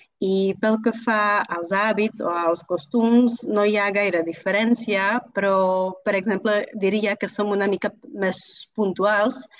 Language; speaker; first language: Catalan; non-native, fluent; Czech